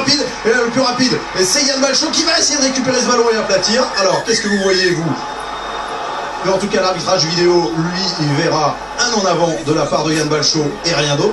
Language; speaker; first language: French; native; French